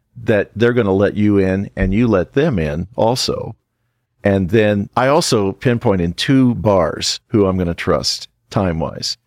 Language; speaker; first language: English; native; English